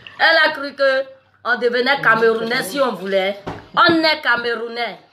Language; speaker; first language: French; native; French